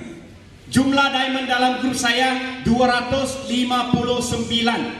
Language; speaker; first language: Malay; non-native, local second language; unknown